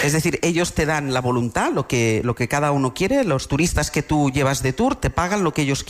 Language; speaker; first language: Spanish; native; Spanish